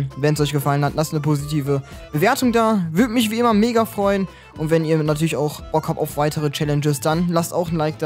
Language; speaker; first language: German; native; German